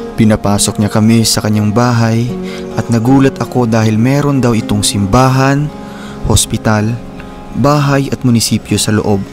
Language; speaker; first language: Filipino; non-native, local second language; Cebuano